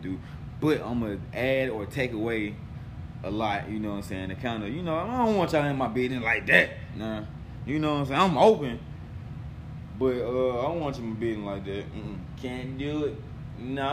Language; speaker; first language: English; native; English